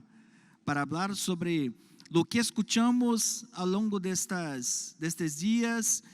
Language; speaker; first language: Spanish; non-native, learner; Portuguese